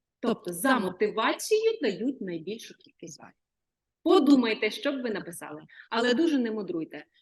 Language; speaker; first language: Ukrainian; native; Ukrainian